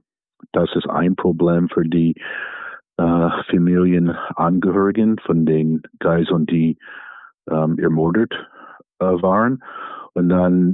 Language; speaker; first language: German; non-native, fluent; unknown